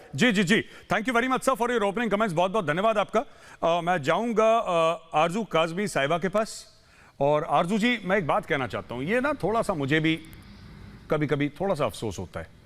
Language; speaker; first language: Hindi; native; Hindi